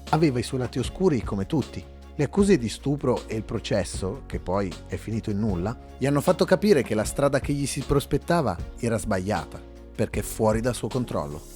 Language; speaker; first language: Italian; native; Italian